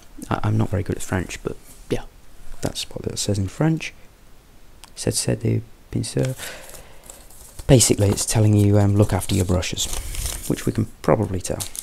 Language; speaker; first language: English; native; English